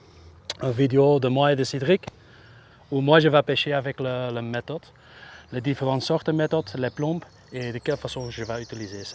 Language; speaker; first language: French; non-native, local second language; Dutch